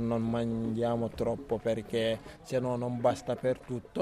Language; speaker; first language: Italian; non-native, learner; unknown